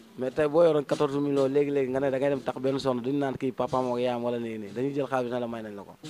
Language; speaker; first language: Wolof; native; Wolof